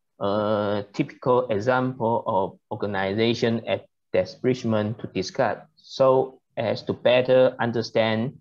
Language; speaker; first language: English; non-native, learner; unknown